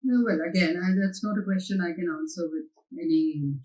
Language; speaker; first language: English; non-native, local second language; Hindi